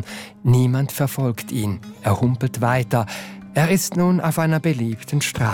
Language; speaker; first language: German; native; German